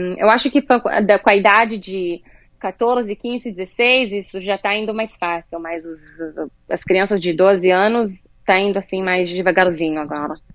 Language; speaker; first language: Portuguese; early bilingual, heritage; Portuguese